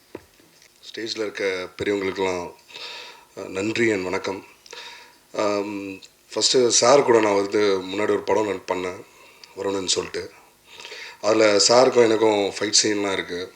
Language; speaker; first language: Tamil; non-native, learner; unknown